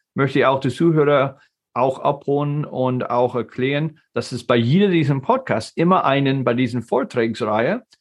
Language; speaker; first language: German; non-native, fluent; English